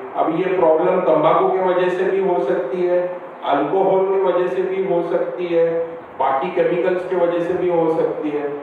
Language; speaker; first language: Hindi; non-native, local second language; Marathi